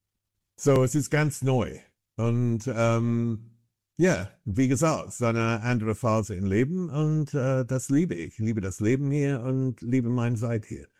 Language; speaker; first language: German; non-native, fluent; English